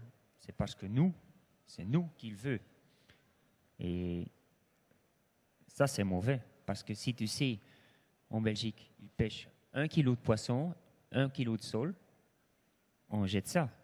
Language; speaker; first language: French; non-native, local second language; Dutch